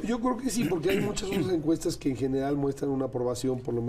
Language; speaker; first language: Spanish; native; Spanish